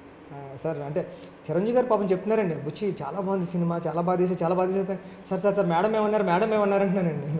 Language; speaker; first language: Telugu; native; Telugu